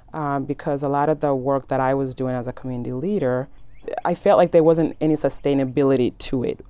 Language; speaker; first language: English; early bilingual, other home language; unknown